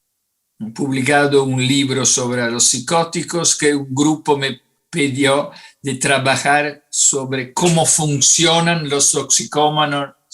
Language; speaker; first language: Spanish; non-native, fluent; Italian